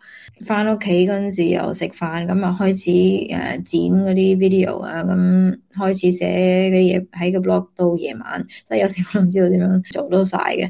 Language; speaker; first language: Cantonese; early bilingual, heritage; Cantonese